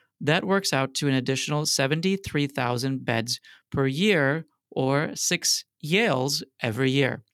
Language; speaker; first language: English; native; English